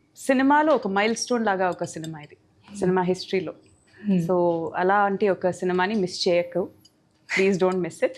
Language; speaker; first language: Telugu; non-native, fluent; Tamil